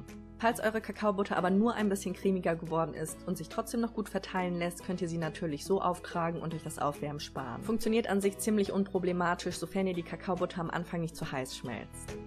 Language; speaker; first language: German; native; German